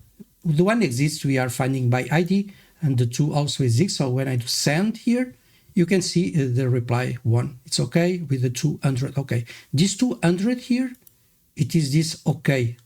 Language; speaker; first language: English; non-native, fluent; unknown